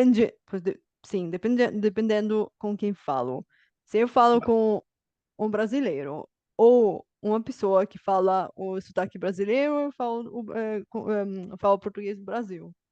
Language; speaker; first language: Portuguese; non-native, fluent; Bulgarian